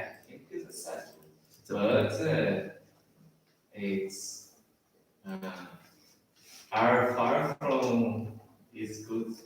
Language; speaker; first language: English; non-native, learner; Portuguese